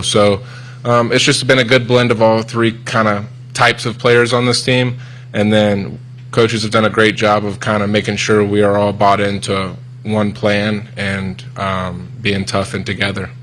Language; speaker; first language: English; native; English